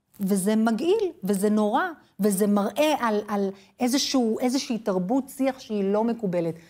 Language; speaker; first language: Hebrew; non-native, fluent; English